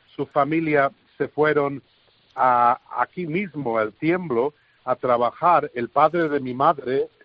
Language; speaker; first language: Spanish; early bilingual, heritage; English